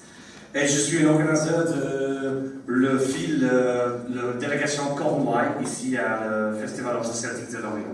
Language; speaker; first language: French; non-native, learner; English